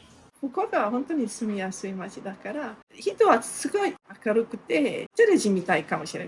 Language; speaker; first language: Japanese; non-native, learner; Italian